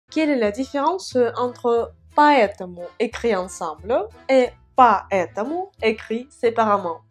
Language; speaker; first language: French; non-native, fluent; Russian